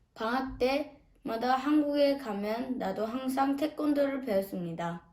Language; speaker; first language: Korean; early bilingual, heritage; Korean